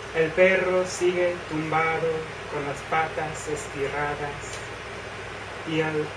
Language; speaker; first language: Spanish; non-native, fluent; English